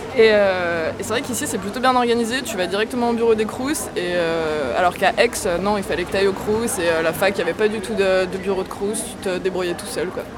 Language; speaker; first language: French; native; French